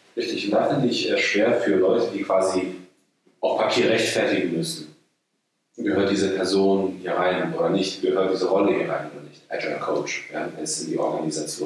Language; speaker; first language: German; native; German